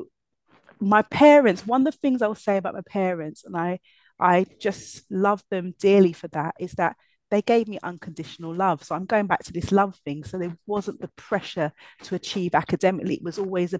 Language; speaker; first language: English; native; English